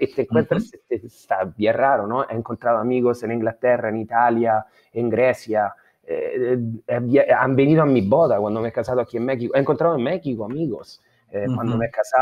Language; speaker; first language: Spanish; non-native, fluent; Italian